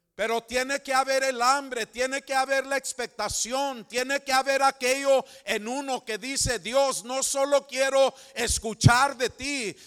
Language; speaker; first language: Spanish; early bilingual, heritage; Spanish